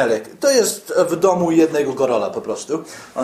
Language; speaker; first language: Polish; non-native, fluent; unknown